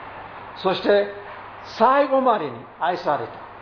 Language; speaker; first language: Japanese; non-native, fluent; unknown